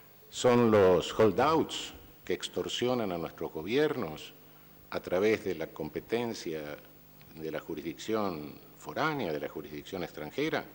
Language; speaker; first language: Spanish; native; Spanish